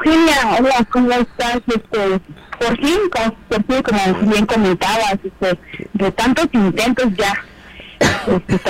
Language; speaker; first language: Spanish; non-native, local second language; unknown